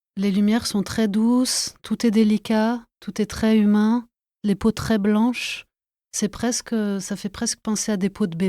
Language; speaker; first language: French; native; French